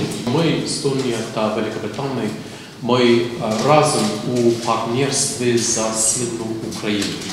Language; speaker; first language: Ukrainian; non-native, fluent; English